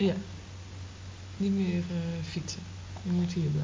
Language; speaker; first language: Dutch; native; Dutch